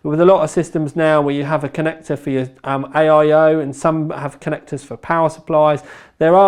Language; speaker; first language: English; native; English